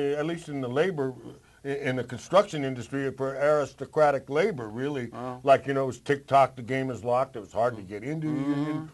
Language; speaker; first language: English; native; English